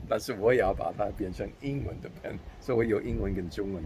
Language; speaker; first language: Chinese; non-native, fluent; English